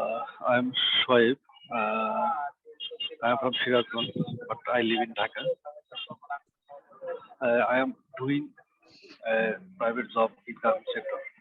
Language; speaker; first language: English; non-native, learner; Bangla